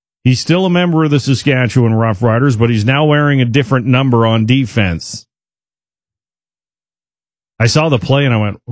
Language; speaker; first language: English; native; English